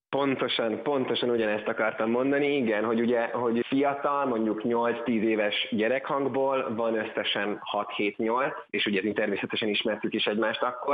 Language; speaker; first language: Hungarian; native; Hungarian